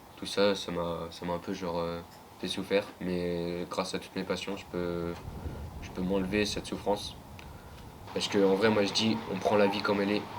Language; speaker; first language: French; native; French